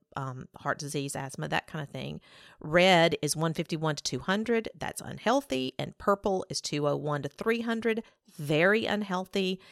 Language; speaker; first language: English; native; English